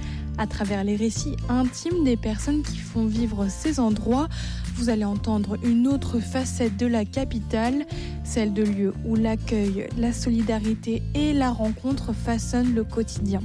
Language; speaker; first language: French; native; French